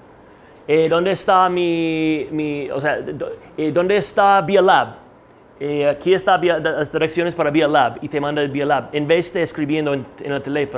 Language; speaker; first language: Spanish; non-native, fluent; English